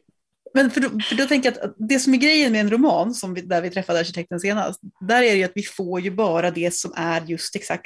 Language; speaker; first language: Swedish; native; Swedish